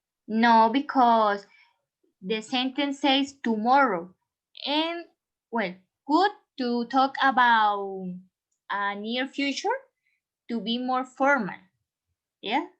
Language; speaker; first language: English; non-native, learner; Spanish